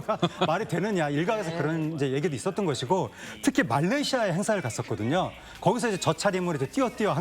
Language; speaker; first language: Korean; native; Korean